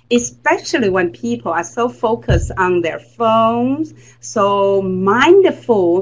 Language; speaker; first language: English; non-native, fluent; Chinese